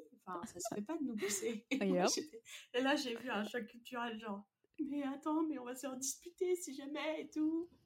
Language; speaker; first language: French; native; French